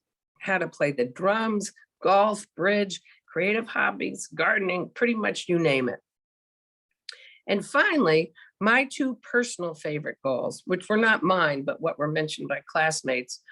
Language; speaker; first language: English; native; English